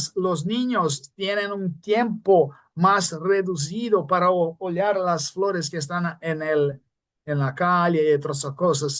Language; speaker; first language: Spanish; non-native, fluent; Portuguese